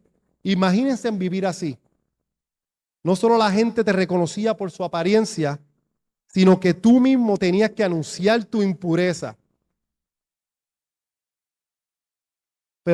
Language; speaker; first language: Spanish; native; Spanish